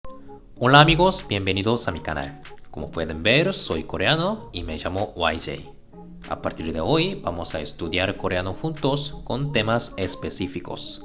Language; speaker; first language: Spanish; non-native, fluent; Korean